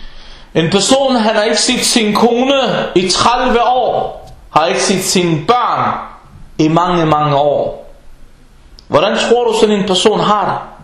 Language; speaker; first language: Danish; early bilingual, other home language; Arabic